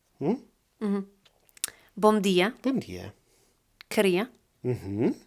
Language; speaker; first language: Portuguese; non-native, fluent; Polish